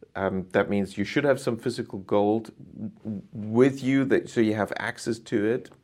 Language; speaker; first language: English; non-native, fluent; German